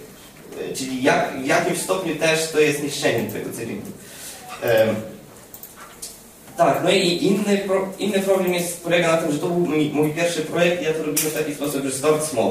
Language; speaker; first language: Polish; non-native, fluent; Ukrainian